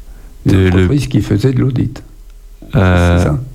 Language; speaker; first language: French; native; French